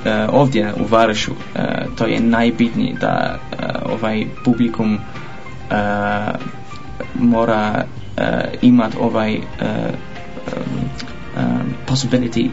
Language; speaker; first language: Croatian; non-native, learner; Dutch